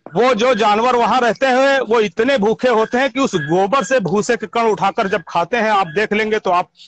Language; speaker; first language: Hindi; native; Hindi